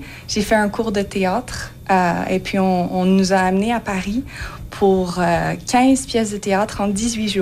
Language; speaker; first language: French; native; French